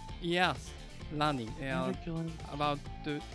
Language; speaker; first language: English; non-native, learner; Japanese